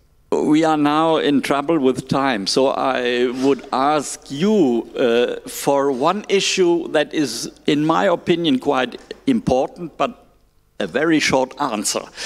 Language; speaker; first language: English; non-native, fluent; German